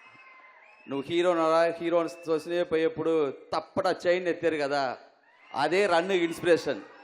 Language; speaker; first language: Telugu; non-native, learner; Tamil